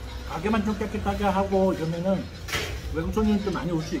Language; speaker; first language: Korean; native; Korean